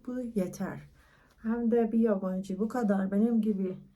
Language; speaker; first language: Turkish; non-native, learner; Persian